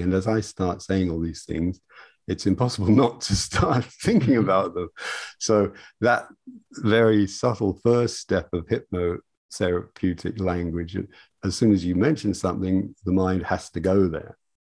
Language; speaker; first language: English; native; English